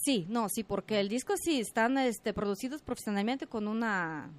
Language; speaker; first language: Spanish; non-native, fluent; Russian